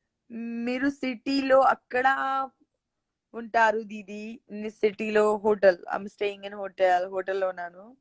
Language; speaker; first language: Telugu; non-native, local second language; Gujarati